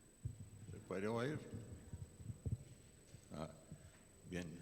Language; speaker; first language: Spanish; non-native, fluent; English